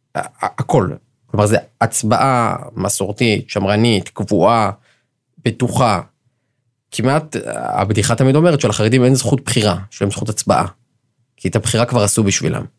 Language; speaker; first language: Hebrew; native; Hebrew